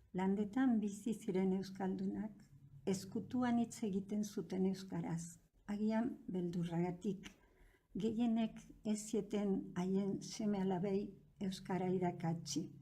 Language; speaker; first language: Basque; non-native, fluent; Spanish